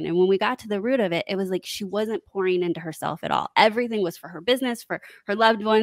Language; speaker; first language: English; native; English